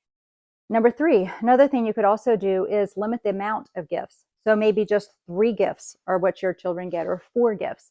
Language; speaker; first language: English; native; English